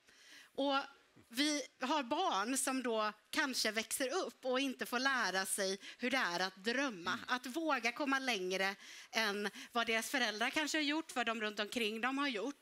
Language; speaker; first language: Swedish; native; Swedish